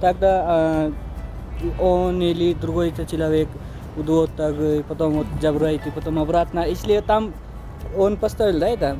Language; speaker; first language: Russian; non-native, learner; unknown